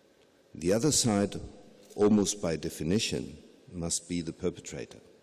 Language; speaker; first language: English; non-native, fluent; German